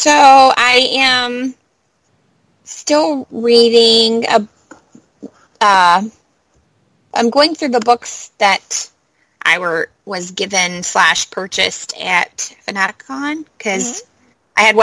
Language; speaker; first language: English; native; English